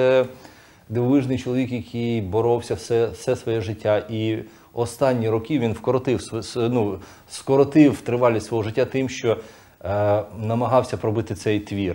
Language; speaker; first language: Ukrainian; non-native, local second language; Russian